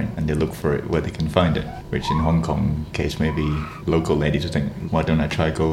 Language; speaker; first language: English; native; English